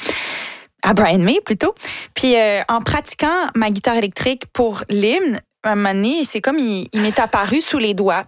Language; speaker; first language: French; native; French